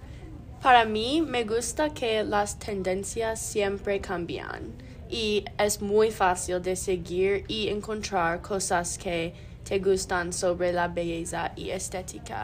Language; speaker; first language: Spanish; non-native, learner; English